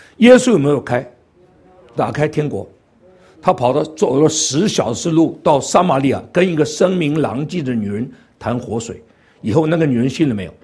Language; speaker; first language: Chinese; non-native, local second language; Cantonese